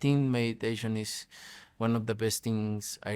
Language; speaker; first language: English; non-native, fluent; Spanish